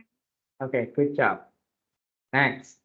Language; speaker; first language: English; non-native, fluent; Indonesian